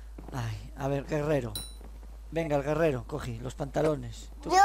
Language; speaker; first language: Spanish; native; Spanish